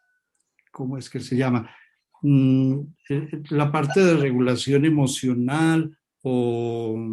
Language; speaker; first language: Spanish; native; Spanish